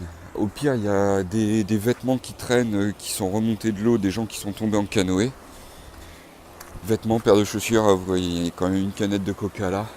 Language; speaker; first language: French; native; French